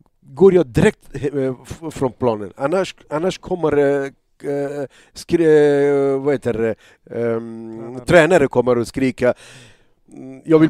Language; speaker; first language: Swedish; non-native, learner; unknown